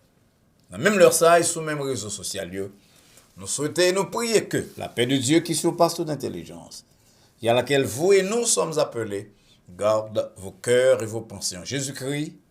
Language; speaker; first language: French; non-native, local second language; Haitian Creole